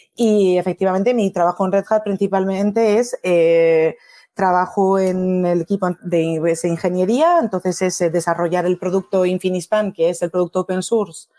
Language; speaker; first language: Spanish; native; Spanish